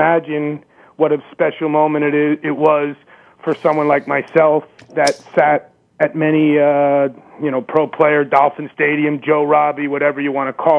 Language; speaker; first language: English; native; English